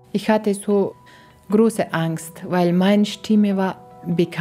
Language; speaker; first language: German; non-native, learner; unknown